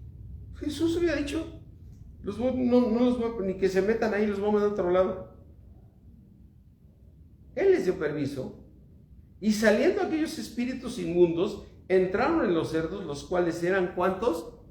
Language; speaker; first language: Spanish; native; Spanish